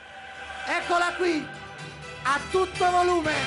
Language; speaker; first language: Italian; native; Italian